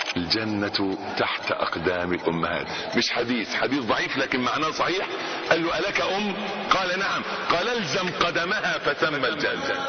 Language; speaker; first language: Arabic; native; Arabic